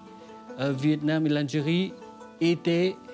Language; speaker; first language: French; non-native, fluent; Vietnamese